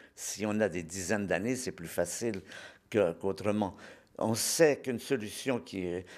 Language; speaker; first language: French; native; French